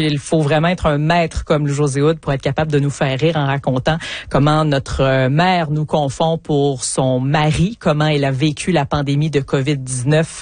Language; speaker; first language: French; native; French